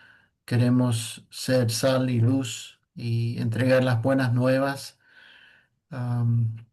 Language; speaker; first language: Spanish; non-native, fluent; English